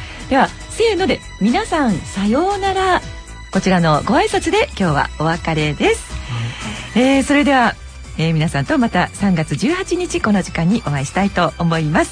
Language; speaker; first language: Japanese; native; Japanese